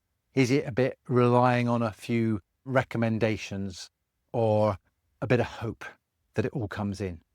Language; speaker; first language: English; native; English